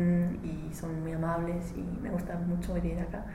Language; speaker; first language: Spanish; non-native, learner; English